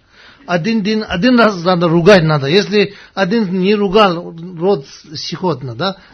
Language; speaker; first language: Russian; non-native, learner; Tibetan